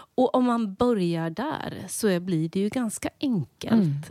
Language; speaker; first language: Swedish; native; Swedish